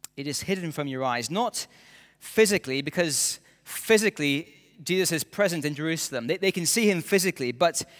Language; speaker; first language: English; native; English